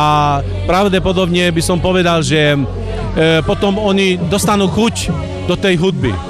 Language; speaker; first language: Slovak; non-native, local second language; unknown